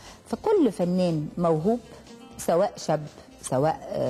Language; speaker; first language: Arabic; native; Arabic